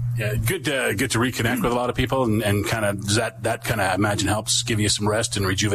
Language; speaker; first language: English; native; English